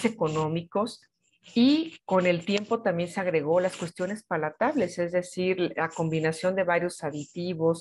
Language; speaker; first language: Spanish; native; Spanish